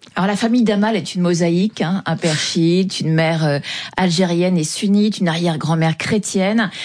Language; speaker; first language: French; native; French